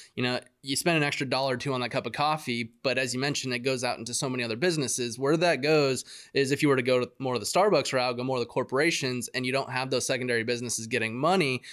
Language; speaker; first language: English; native; English